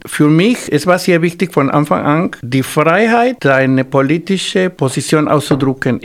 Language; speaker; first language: German; non-native, fluent; Spanish